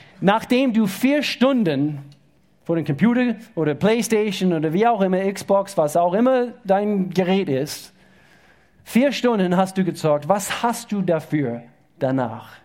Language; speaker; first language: German; non-native, fluent; English